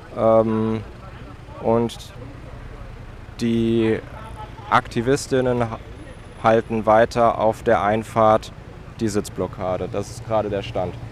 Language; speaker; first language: German; native; German